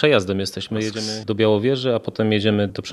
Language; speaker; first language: Polish; native; Polish